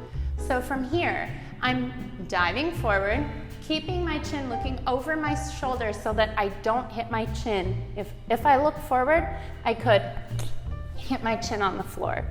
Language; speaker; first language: English; native; English